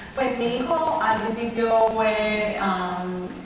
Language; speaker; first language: Spanish; early bilingual, heritage; Spanish